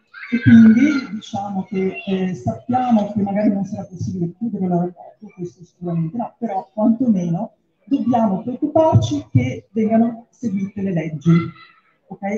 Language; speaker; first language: Italian; native; Italian